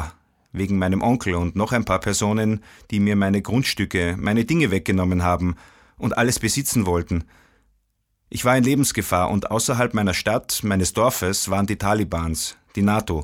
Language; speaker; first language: German; non-native, fluent; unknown